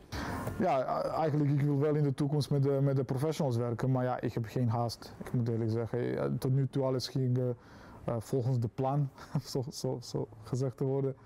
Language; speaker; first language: Dutch; non-native, fluent; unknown